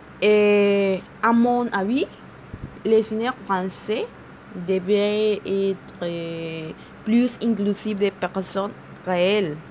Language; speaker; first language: French; non-native, learner; Spanish